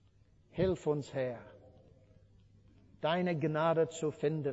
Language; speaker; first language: German; non-native, fluent; English